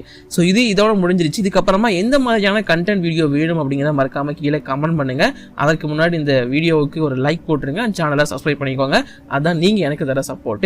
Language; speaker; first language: Tamil; native; Tamil